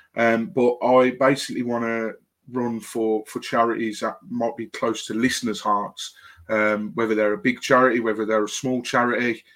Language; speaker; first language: English; native; English